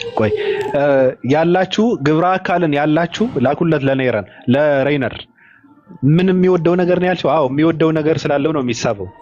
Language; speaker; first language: Amharic; native; Amharic